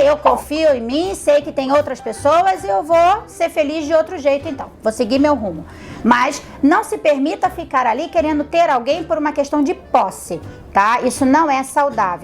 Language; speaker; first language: Portuguese; native; Portuguese